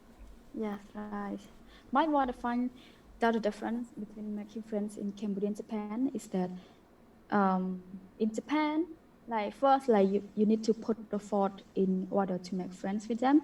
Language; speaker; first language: English; non-native, learner; Khmer